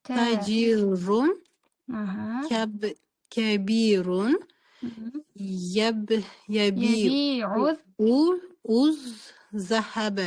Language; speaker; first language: Arabic; non-native, learner; Uzbek